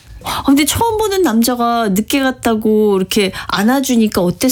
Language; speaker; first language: Korean; native; Korean